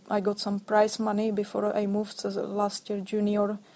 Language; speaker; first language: English; non-native, fluent; Czech